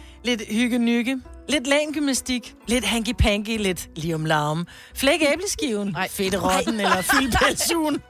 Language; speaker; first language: Danish; native; Danish